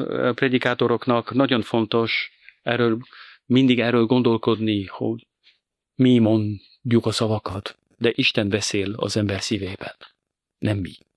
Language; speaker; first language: Hungarian; non-native, fluent; French